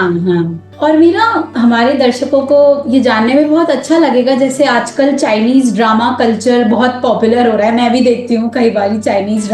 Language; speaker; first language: Hindi; native; Hindi